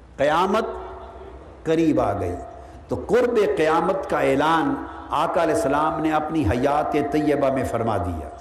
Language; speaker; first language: Urdu; non-native, local second language; Punjabi